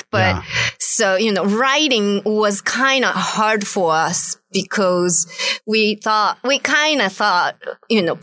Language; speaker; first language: English; non-native, fluent; Japanese